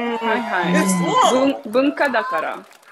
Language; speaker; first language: Japanese; non-native, fluent; Italian